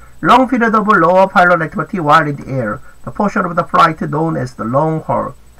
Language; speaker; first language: English; non-native, fluent; Korean